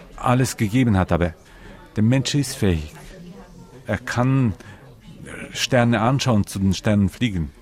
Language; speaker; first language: German; non-native, fluent; Ukrainian